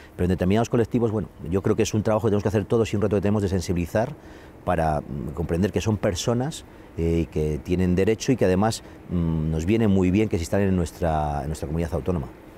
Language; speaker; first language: Spanish; native; Spanish